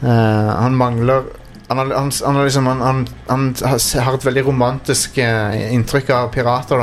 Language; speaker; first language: Norwegian; native; Norwegian